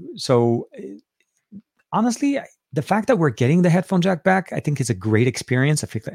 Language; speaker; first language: English; non-native, fluent; Arabic